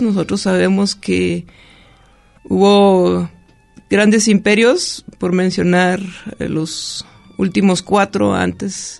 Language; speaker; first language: Spanish; native; Spanish